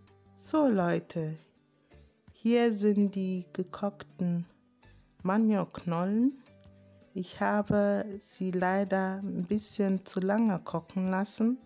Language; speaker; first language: German; non-native, fluent; Akan